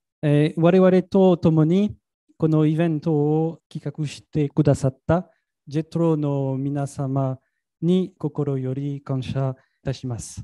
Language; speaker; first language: Japanese; non-native, fluent; French